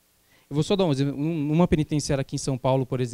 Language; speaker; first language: Portuguese; native; Portuguese